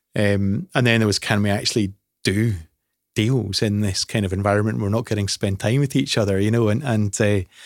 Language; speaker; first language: English; native; English